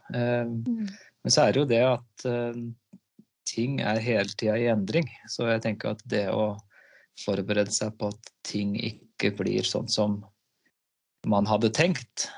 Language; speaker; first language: Norwegian; native; Norwegian